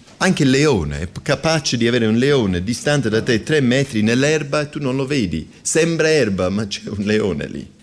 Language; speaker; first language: Italian; non-native, fluent; English